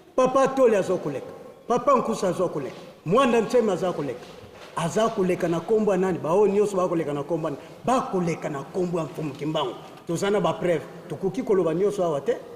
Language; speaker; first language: Lingala; non-native, local second language; Kongo